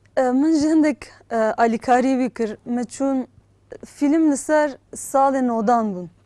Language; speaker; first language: Kurdish; non-native, local second language; Turkish